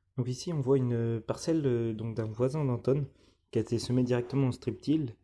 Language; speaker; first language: French; native; French